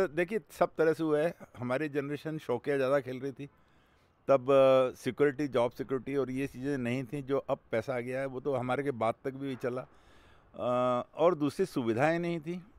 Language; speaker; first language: Hindi; native; Hindi